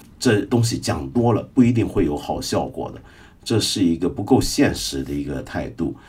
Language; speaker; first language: Chinese; non-native, local second language; Cantonese